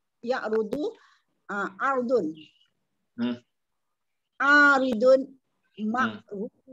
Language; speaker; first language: Arabic; non-native, fluent; Malay